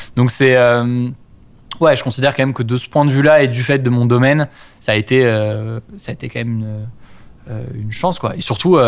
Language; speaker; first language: French; native; French